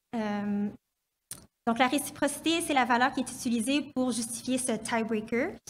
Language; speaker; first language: French; native; French